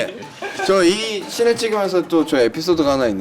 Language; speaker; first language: Korean; native; Korean